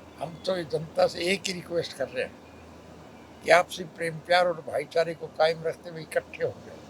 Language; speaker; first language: Hindi; native; Hindi